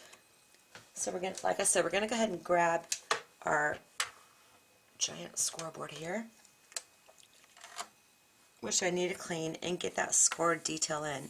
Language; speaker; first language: English; native; English